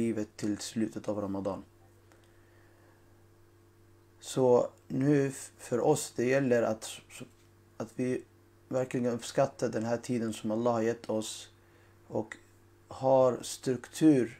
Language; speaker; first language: Swedish; non-native, fluent; Urdu